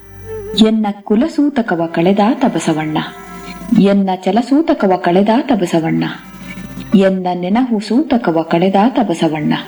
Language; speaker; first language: Kannada; native; Kannada